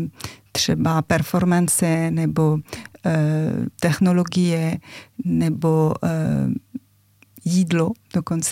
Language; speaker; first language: Czech; non-native, fluent; French